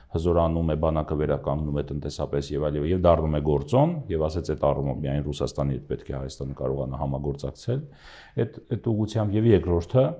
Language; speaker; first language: Armenian; native; Armenian